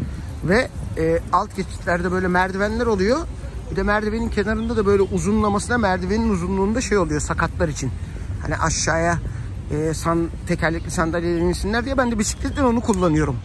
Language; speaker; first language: Turkish; native; Turkish